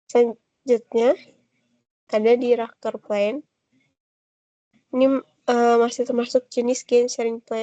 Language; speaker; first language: Indonesian; native; Indonesian